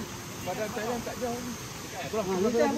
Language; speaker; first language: Malay; native; Malay